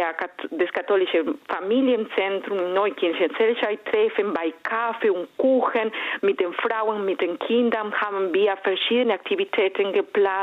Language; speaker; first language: German; non-native, fluent; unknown